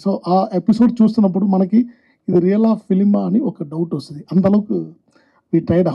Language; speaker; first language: Telugu; non-native, local second language; Tamil